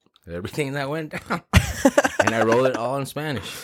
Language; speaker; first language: English; early bilingual, other home language; Spanish